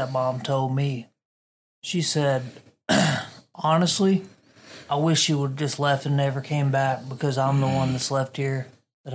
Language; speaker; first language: English; native; English